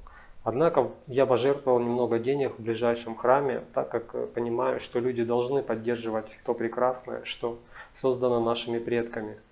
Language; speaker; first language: Russian; native; Russian